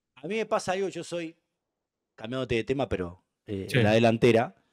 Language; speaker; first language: Spanish; native; Spanish